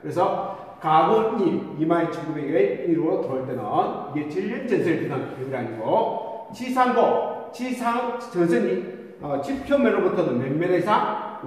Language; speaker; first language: Korean; native; Korean